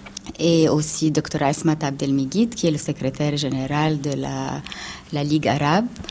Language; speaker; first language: French; non-native, fluent; Arabic